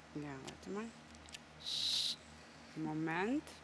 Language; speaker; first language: German; non-native, fluent; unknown